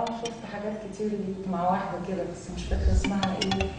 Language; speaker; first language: Arabic; native; Arabic